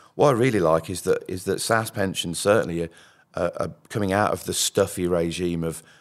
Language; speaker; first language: English; native; English